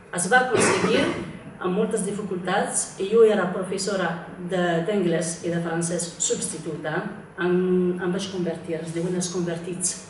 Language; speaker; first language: Catalan; non-native, fluent; Kabyle